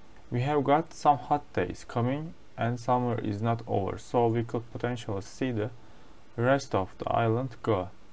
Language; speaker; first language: English; non-native, fluent; Turkish